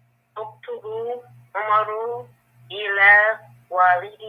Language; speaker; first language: Arabic; non-native, learner; English